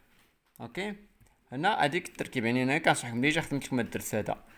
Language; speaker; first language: Arabic; native; Arabic